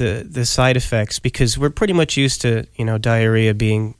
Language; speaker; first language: English; native; English